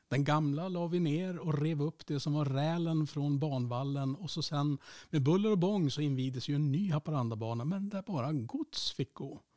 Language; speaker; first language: Swedish; native; Swedish